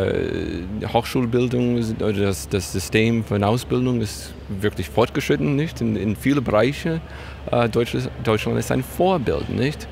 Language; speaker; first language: German; non-native, fluent; English